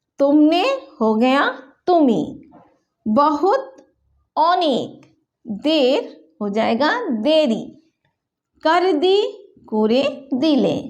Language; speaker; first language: Hindi; native; Hindi